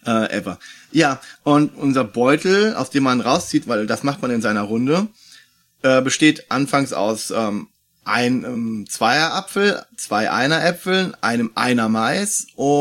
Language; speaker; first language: German; native; German